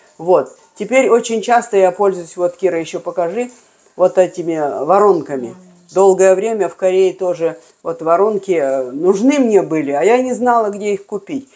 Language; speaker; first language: Russian; native; Russian